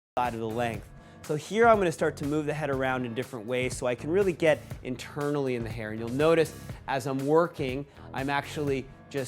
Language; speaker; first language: English; native; English